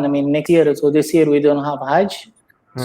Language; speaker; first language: English; non-native, learner; Indonesian